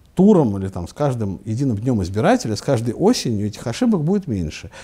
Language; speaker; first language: Russian; native; Russian